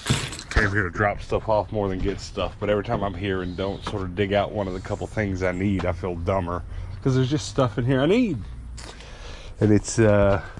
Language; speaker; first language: English; native; English